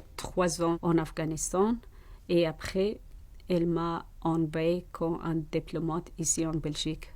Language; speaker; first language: French; non-native, learner; Persian